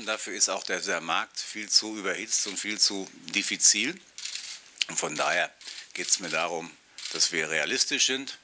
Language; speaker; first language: German; native; German